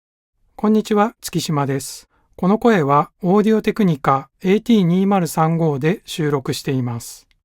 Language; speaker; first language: Japanese; native; Japanese